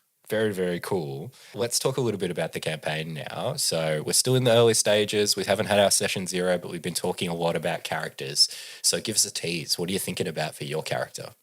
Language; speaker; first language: English; native; English